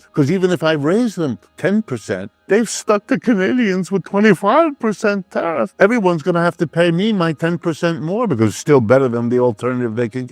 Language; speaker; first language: English; native; English